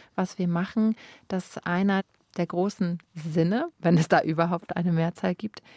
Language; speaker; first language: German; native; German